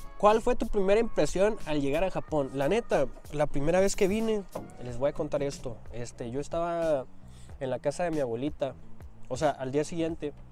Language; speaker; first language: Spanish; native; Spanish